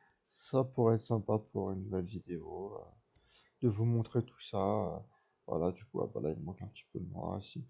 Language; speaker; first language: French; native; French